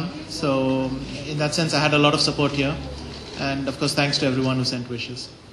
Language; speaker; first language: English; non-native, local second language; Tamil